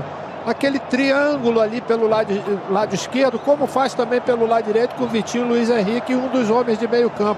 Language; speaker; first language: Portuguese; native; Portuguese